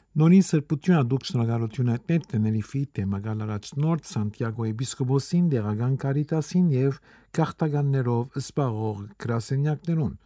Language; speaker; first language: Armenian; early bilingual, heritage; Armenian